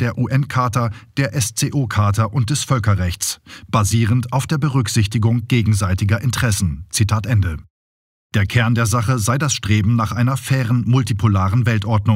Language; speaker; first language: German; native; German